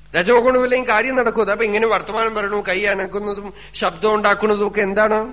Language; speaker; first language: Malayalam; non-native, local second language; Tamil